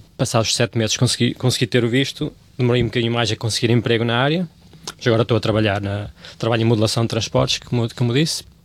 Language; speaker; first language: Portuguese; native; Portuguese